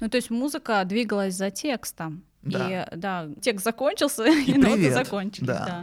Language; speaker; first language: Russian; native; Russian